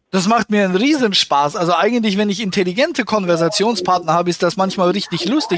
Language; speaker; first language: German; native; German